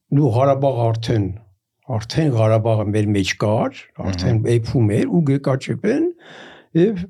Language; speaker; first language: Armenian; native; Armenian